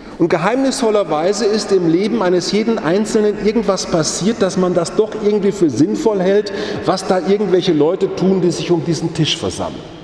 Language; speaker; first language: German; native; German